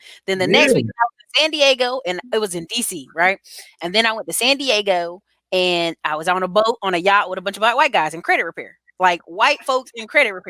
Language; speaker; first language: English; native; English